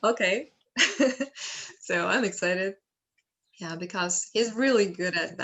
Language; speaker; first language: English; non-native, fluent; Russian